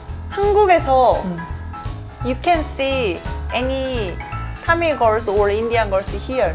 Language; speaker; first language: English; non-native, fluent; Korean